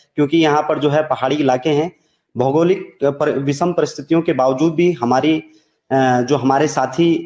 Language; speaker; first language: Hindi; native; Hindi